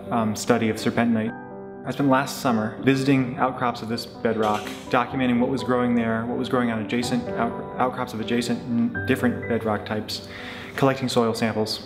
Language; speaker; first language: English; native; English